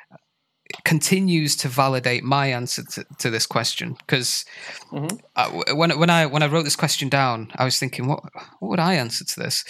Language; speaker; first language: English; native; English